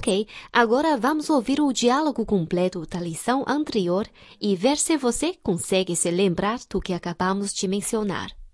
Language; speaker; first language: Portuguese; non-native, fluent; Chinese